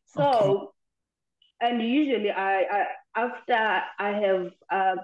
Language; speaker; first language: English; non-native, local second language; Xhosa